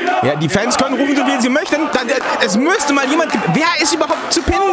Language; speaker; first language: German; native; German